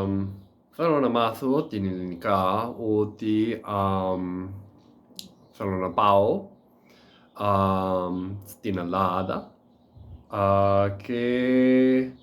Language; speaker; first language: Greek; non-native, learner; English